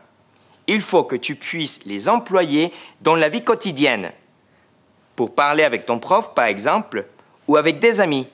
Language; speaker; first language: French; non-native, fluent; Spanish